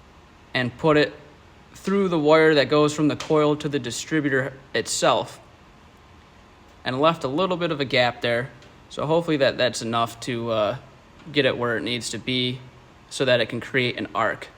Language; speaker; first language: English; native; English